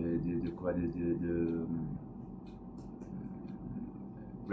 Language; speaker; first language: French; non-native, learner; English